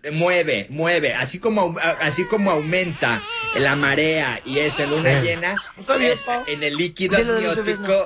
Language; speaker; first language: Spanish; native; Spanish